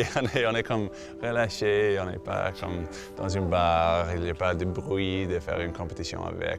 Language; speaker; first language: French; non-native, fluent; English